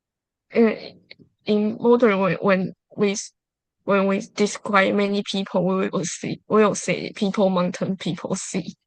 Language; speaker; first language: English; non-native, learner; Chinese